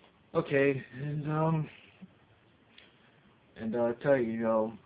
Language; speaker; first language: English; native; English